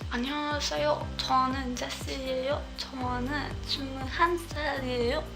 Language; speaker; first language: Korean; non-native, learner; English